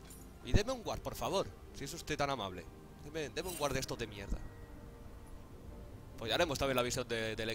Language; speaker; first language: Spanish; native; Spanish